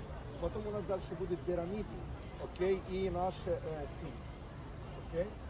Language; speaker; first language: Russian; non-native, learner; Arabic